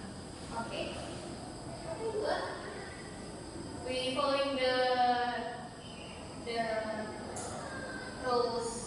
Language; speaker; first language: English; non-native, learner; Indonesian